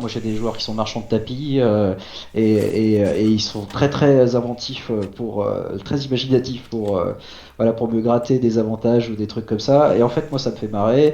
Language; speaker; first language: French; native; French